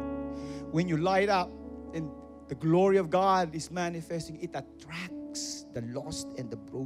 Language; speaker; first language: English; non-native, local second language; Filipino